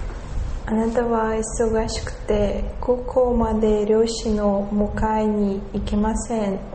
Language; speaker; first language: Japanese; non-native, learner; Russian